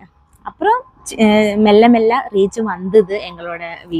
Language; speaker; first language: Tamil; non-native, learner; Malayalam